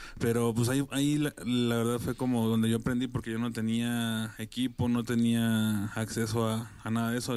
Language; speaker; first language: Spanish; native; Spanish